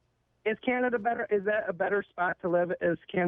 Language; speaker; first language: English; native; English